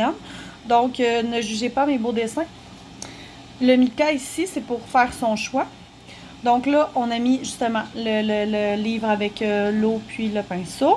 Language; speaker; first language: French; native; French